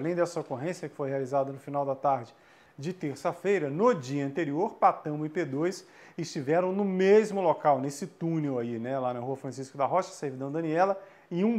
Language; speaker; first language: Portuguese; native; Portuguese